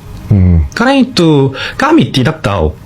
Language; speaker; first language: Indonesian; non-native, fluent; Korean